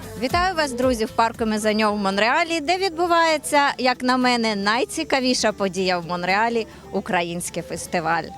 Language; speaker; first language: Ukrainian; native; Ukrainian